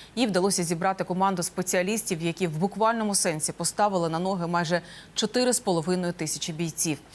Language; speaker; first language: Ukrainian; native; Ukrainian